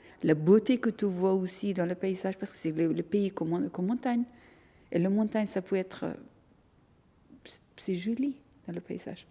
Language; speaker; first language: French; non-native, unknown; Persian